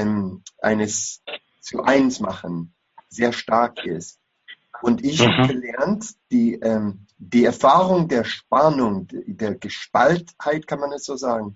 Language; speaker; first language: German; non-native, fluent; English